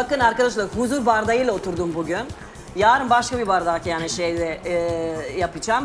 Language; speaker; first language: Turkish; non-native, fluent; Serbian